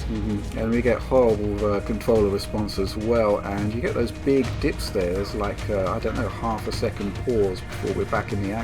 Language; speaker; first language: English; native; English